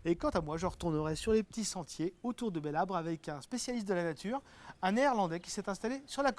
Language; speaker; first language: French; native; French